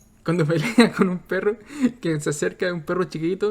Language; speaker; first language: Spanish; native; Spanish